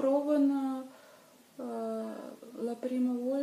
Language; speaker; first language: Italian; non-native, learner; Russian